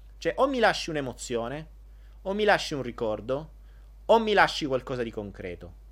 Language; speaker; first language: Italian; native; Italian